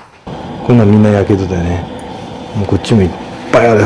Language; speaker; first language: Japanese; native; Japanese